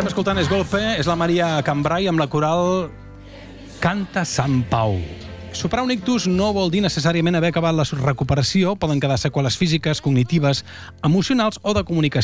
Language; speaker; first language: Catalan; native; Catalan